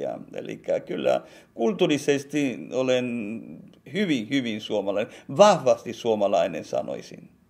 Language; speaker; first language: Finnish; non-native, fluent; Spanish